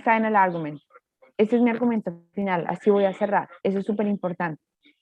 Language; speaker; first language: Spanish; native; Spanish